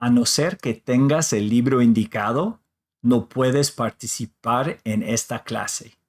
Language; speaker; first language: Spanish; non-native, fluent; English